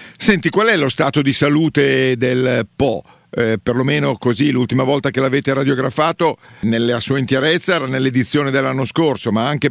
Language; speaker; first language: Italian; native; Italian